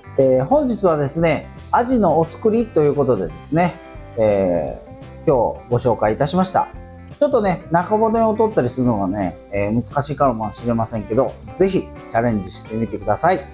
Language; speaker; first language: Japanese; native; Japanese